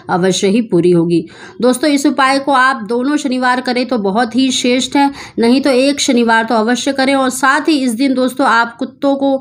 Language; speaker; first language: Hindi; native; Hindi